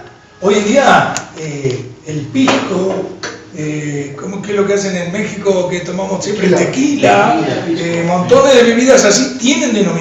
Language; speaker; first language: Spanish; native; Spanish